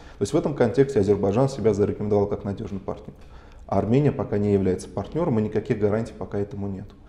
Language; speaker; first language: Russian; non-native, local second language; Armenian